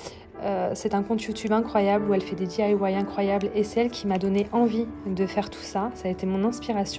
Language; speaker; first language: French; native; French